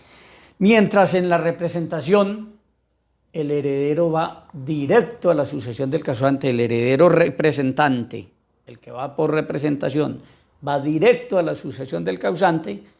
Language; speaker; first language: Spanish; native; Spanish